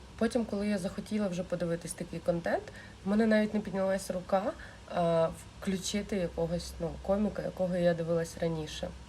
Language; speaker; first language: Ukrainian; non-native, local second language; Russian